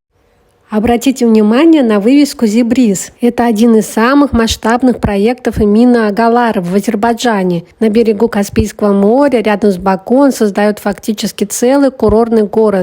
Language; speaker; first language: Russian; native; Russian